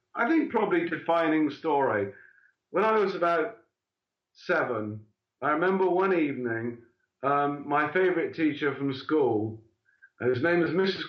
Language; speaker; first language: English; native; English